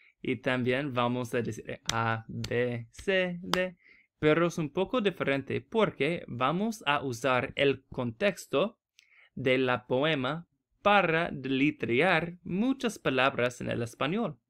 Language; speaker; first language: Spanish; non-native, learner; English